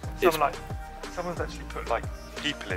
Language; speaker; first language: English; native; English